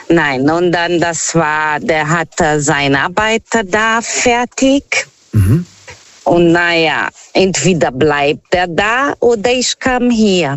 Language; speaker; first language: German; non-native, learner; Portuguese